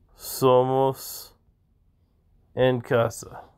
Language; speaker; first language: Spanish; non-native, learner; English